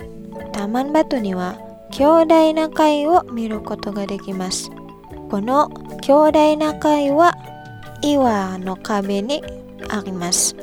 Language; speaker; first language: Japanese; non-native, fluent; Indonesian